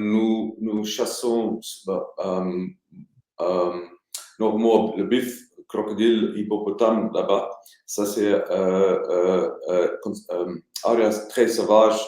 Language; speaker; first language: French; non-native, learner; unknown